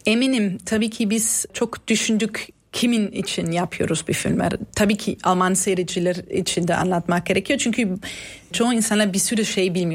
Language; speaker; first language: Turkish; non-native, fluent; German